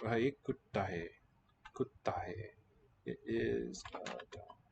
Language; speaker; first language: Hindi; non-native, learner; English